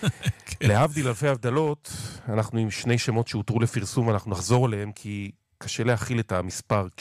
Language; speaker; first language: Hebrew; native; Hebrew